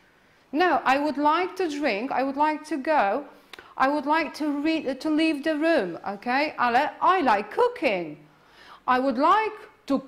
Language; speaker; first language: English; non-native, fluent; Polish